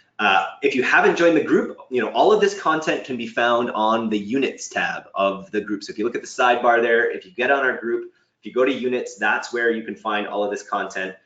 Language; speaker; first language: English; native; English